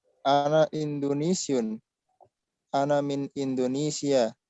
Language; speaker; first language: Arabic; non-native, learner; Indonesian